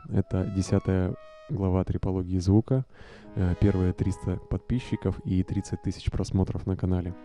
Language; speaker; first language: Russian; native; Russian